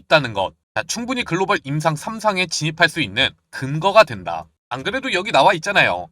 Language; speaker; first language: Korean; native; Korean